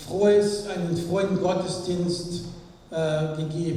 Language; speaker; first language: German; non-native, fluent; French